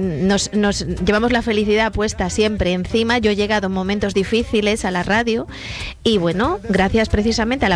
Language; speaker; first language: Spanish; native; Spanish